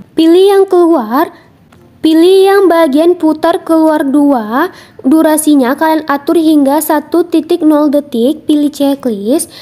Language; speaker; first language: Indonesian; non-native, local second language; Minangkabau